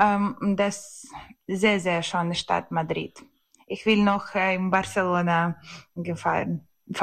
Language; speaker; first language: German; non-native, learner; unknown